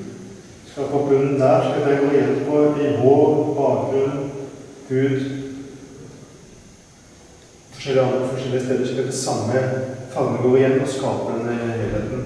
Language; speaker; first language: Norwegian; native; Norwegian